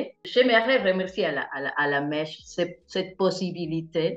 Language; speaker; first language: French; non-native, fluent; Spanish